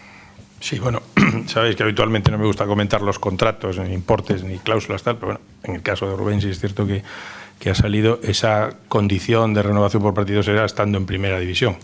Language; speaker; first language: Spanish; native; Spanish